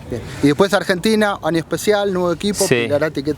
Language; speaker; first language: Spanish; native; Spanish